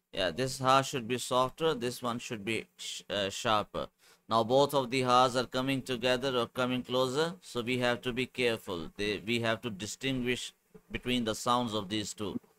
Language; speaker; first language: English; non-native, local second language; Urdu